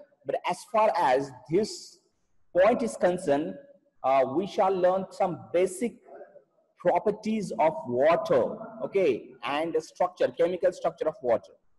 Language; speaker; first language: English; non-native, local second language; Marathi